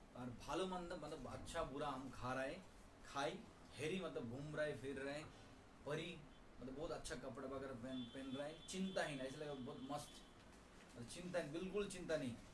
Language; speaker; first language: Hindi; non-native, local second language; Bangla